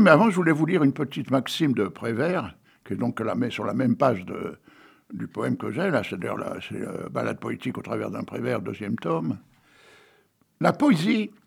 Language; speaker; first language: French; native; French